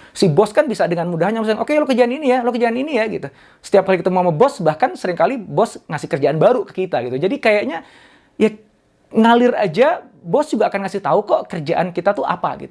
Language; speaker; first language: Indonesian; native; Indonesian